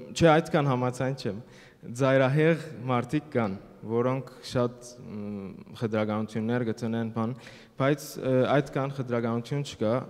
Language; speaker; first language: Armenian; early bilingual, heritage; Armenian